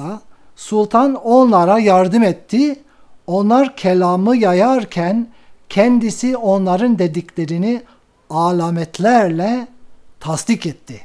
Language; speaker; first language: Turkish; non-native, fluent; English